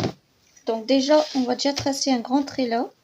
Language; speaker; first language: French; native; French